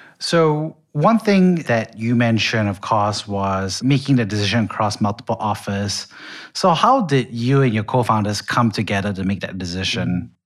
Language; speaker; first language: English; native; English